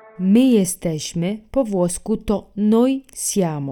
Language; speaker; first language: Polish; non-native, fluent; Italian